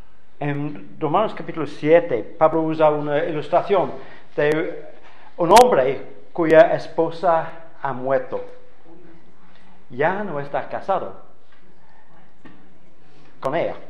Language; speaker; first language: Spanish; non-native, fluent; English